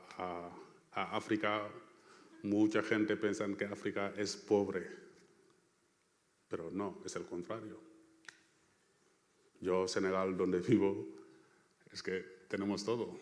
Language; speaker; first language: Spanish; non-native, fluent; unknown